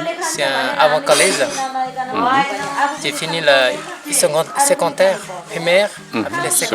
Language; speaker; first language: French; non-native, learner; Nepali